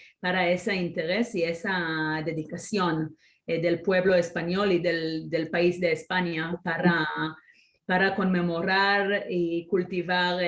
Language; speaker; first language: Spanish; non-native, fluent; Hebrew